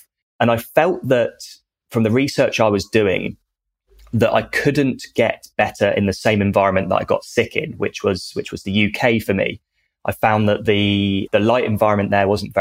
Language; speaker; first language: English; native; English